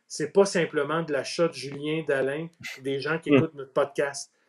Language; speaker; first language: French; native; French